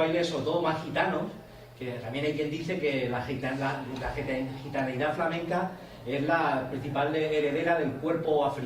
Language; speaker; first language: Spanish; native; Spanish